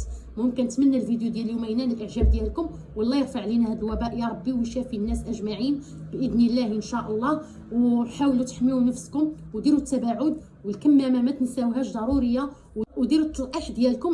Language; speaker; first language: Arabic; native; Arabic